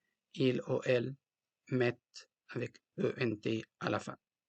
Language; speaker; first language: French; non-native, local second language; Arabic